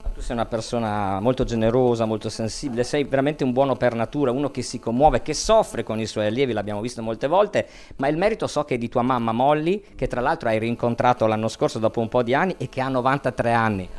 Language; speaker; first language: Italian; native; Italian